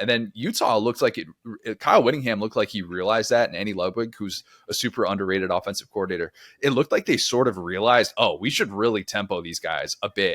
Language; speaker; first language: English; native; English